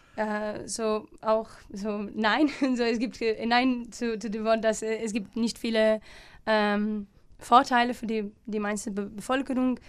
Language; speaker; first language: German; non-native, learner; Portuguese